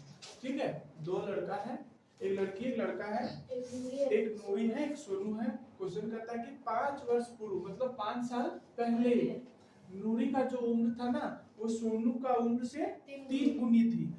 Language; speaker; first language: Hindi; native; Hindi